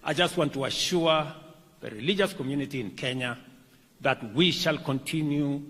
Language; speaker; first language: English; non-native, local second language; Kalenjin